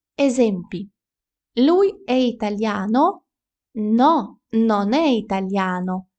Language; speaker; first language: Italian; non-native, fluent; Ukrainian